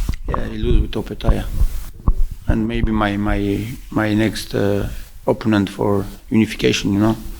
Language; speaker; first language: English; non-native, learner; French